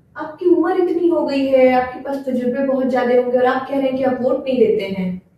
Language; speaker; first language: Hindi; native; Hindi